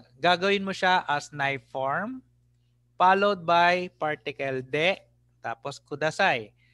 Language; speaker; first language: English; non-native, local second language; Filipino